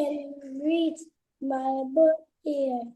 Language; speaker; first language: English; non-native, learner; Vietnamese